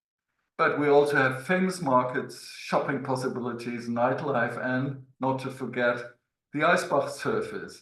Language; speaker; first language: English; non-native, fluent; German